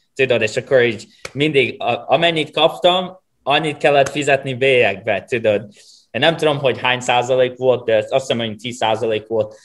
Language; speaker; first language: Hungarian; non-native, fluent; English